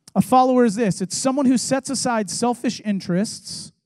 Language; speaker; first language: English; native; English